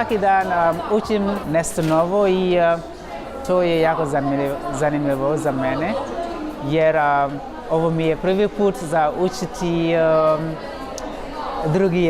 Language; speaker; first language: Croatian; non-native, learner; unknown